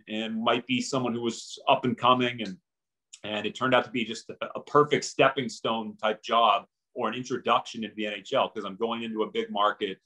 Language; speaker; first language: English; native; English